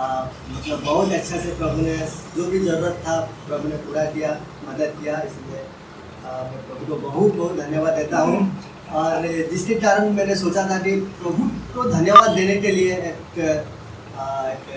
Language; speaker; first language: Hindi; non-native, local second language; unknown